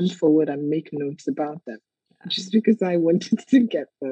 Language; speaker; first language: English; non-native, local second language; Yoruba